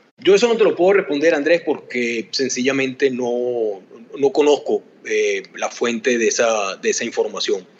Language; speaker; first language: Spanish; native; Spanish